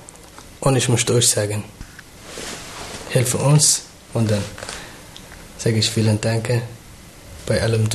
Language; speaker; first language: German; non-native, learner; Somali